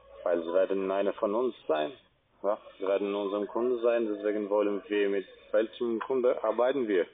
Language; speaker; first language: German; non-native, fluent; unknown